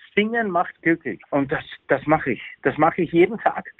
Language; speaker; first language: German; native; German